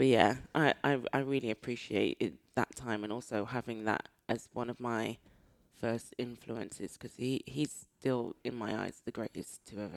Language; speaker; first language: English; native; English